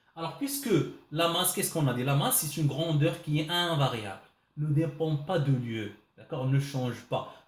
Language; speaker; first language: French; non-native, local second language; Arabic